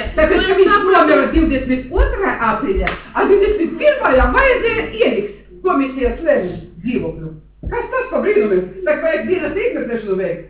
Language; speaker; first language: Latvian; non-native, local second language; Russian